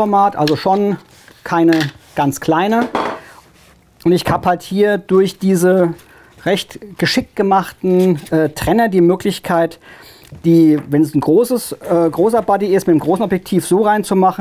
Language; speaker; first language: German; native; German